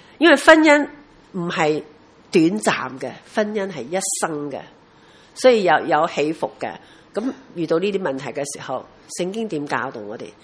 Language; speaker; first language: Chinese; non-native, local second language; Cantonese